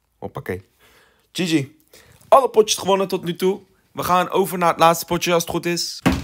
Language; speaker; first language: Dutch; early bilingual, other home language; Turkish